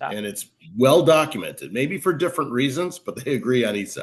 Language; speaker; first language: English; native; English